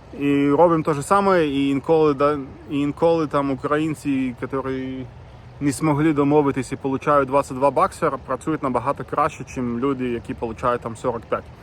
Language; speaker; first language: Ukrainian; non-native, local second language; Russian